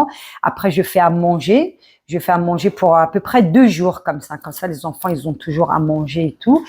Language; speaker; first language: French; early bilingual, other home language; Arabic